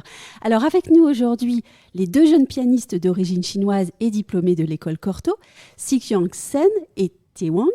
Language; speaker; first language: French; native; French